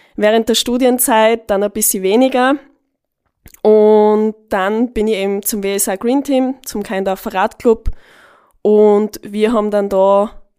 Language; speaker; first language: German; native; German